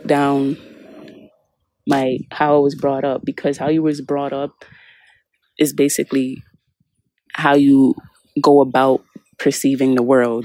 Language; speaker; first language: English; native; English